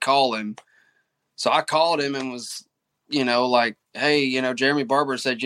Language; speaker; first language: English; native; English